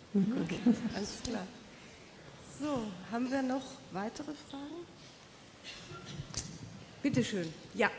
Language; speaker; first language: German; native; German